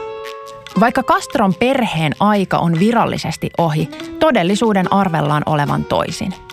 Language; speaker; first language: Finnish; native; Finnish